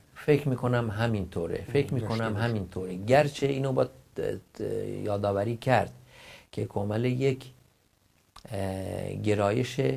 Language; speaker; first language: Persian; non-native, local second language; Kurdish